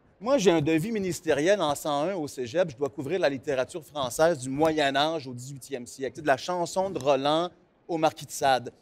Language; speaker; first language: French; native; French